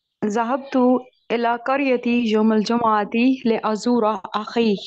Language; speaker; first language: Arabic; non-native, learner; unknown